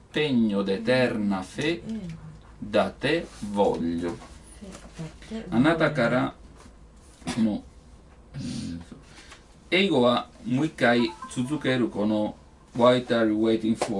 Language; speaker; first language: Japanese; non-native, learner; Italian